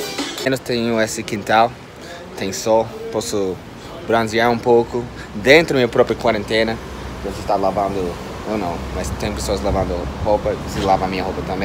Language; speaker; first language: Portuguese; non-native, fluent; English